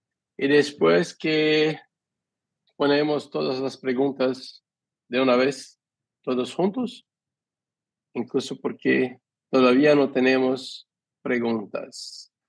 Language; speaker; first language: Spanish; non-native, fluent; Portuguese